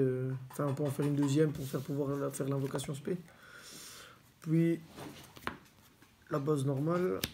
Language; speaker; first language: French; native; French